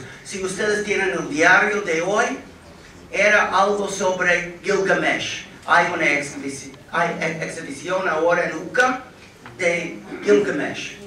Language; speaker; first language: Spanish; non-native, fluent; English